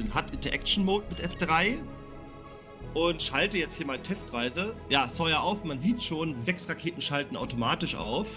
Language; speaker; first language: German; native; German